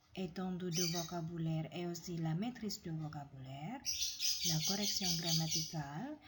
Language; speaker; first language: French; non-native, fluent; Indonesian